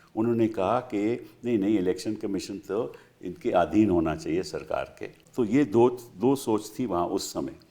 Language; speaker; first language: Hindi; native; Hindi